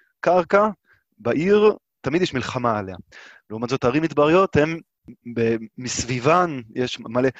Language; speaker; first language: Hebrew; native; Hebrew